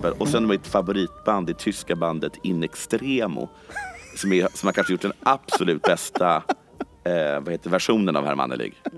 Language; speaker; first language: Swedish; native; Swedish